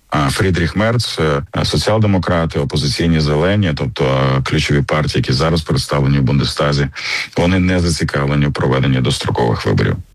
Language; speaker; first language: Ukrainian; native; Ukrainian